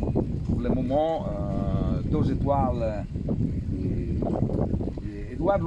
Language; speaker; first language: French; non-native, learner; Italian